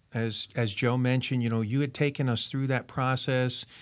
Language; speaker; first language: English; native; English